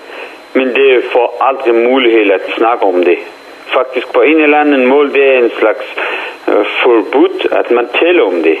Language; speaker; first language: Danish; non-native, fluent; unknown